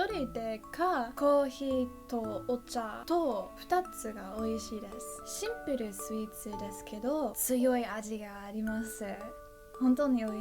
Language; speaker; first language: Japanese; non-native, learner; English